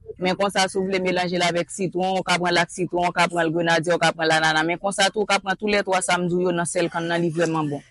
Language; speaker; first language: Haitian Creole; native; Haitian Creole